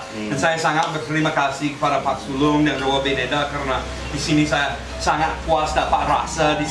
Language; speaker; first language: Indonesian; non-native, fluent; Spanish